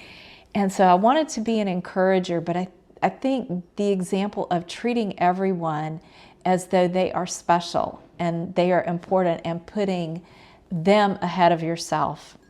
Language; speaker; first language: English; native; English